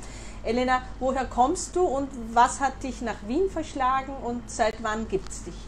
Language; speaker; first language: German; native; German